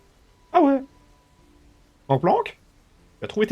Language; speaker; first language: French; native; French